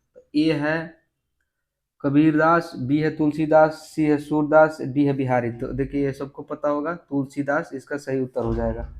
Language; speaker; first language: Hindi; native; Hindi